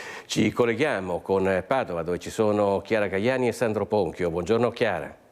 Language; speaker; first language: Italian; native; Italian